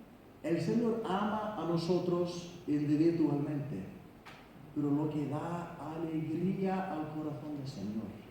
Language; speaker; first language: Spanish; non-native, fluent; Icelandic